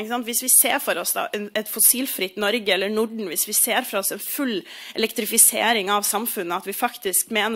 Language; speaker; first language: Norwegian; native; Norwegian